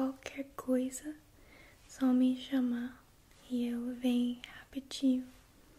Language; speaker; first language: Portuguese; non-native, learner; English